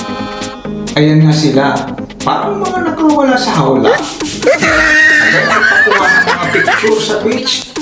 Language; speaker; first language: Filipino; native; Filipino